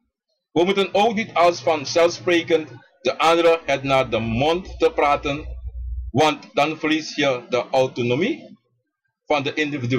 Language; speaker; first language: Dutch; non-native, local second language; Sranan Tongo